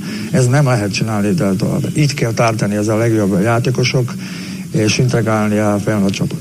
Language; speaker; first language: Hungarian; non-native, learner; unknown